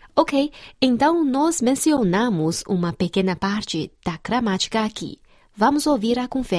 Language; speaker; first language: Portuguese; non-native, fluent; Chinese